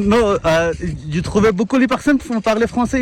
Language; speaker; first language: French; non-native, learner; Punjabi